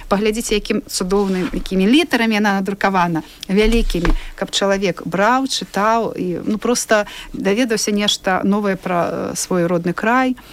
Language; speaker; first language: Belarusian; non-native, local second language; Russian